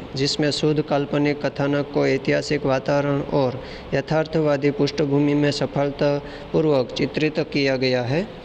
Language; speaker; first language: Hindi; non-native, local second language; Gujarati